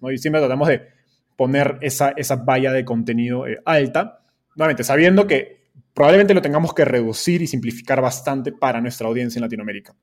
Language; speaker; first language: Spanish; native; Spanish